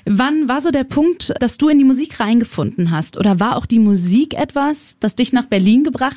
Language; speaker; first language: German; native; German